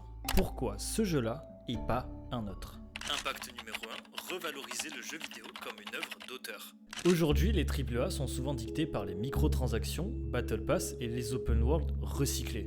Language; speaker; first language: French; native; French